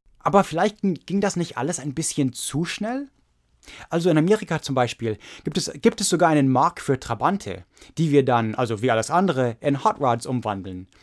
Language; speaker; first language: German; non-native, fluent; English